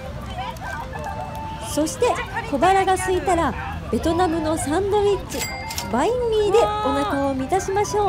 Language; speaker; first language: Japanese; native; Japanese